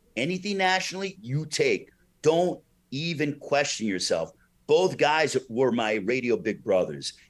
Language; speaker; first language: English; native; English